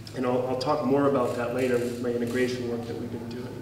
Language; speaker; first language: English; native; English